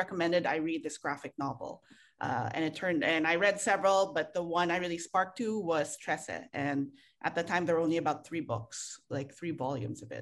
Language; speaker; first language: English; non-native, local second language; Filipino